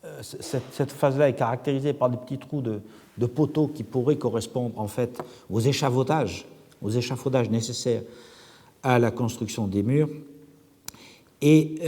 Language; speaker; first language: French; native; French